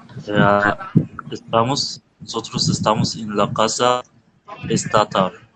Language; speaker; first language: Spanish; non-native, learner; Arabic